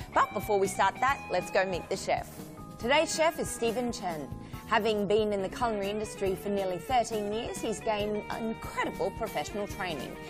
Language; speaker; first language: English; native; English